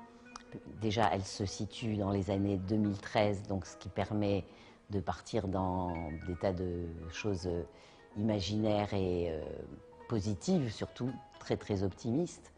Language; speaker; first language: French; native; French